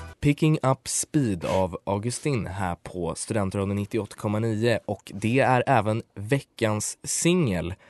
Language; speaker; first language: Swedish; native; Swedish